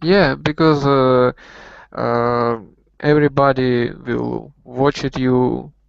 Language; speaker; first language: English; non-native, learner; Russian